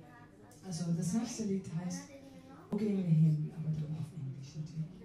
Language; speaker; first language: German; non-native, fluent; Dutch